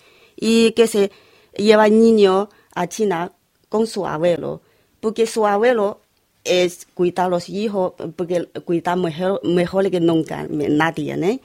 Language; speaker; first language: Spanish; non-native, learner; Chinese